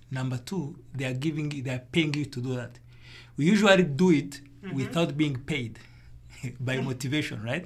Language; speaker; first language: English; non-native, local second language; Kinyarwanda